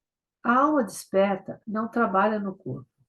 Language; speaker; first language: Portuguese; native; Portuguese